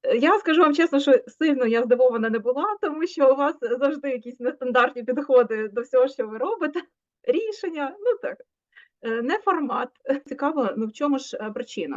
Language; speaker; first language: Ukrainian; native; Ukrainian